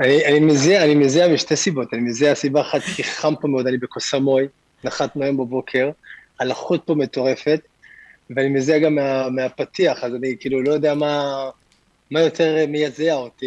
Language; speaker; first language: Hebrew; native; Hebrew